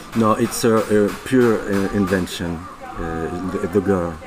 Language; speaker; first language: English; non-native, fluent; Arabic